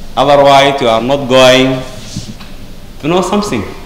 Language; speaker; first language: English; non-native, fluent; Arabic